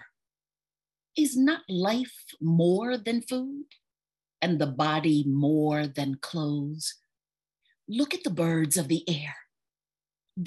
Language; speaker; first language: English; native; English